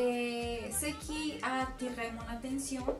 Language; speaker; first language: French; non-native, fluent; Spanish